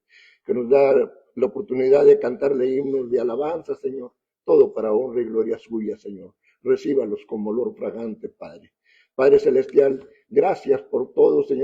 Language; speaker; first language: Spanish; native; Spanish